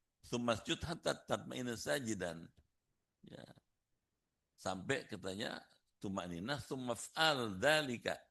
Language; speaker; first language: Indonesian; native; Indonesian